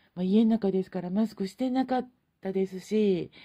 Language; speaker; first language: Japanese; native; Japanese